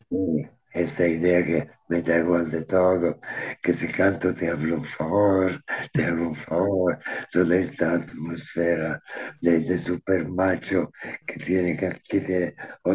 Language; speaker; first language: Spanish; non-native, fluent; Italian